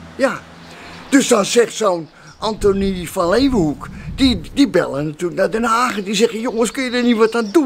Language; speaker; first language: Dutch; native; Dutch